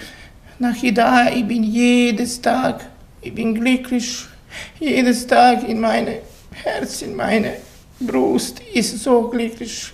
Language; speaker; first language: German; non-native, learner; Bosnian